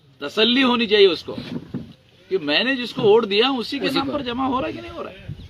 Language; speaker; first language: Hindi; non-native, local second language; Marathi